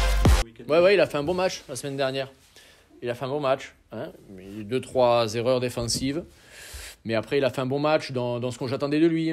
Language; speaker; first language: French; native; French